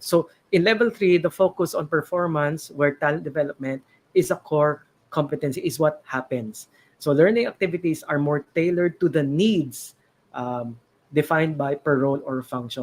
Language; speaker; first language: English; non-native, local second language; Filipino